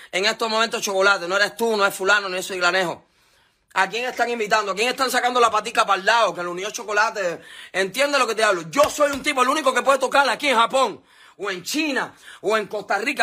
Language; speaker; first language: Spanish; native; Spanish